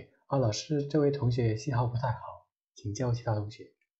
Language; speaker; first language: Chinese; non-native, learner; Indonesian